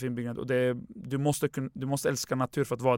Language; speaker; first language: Swedish; non-native, fluent; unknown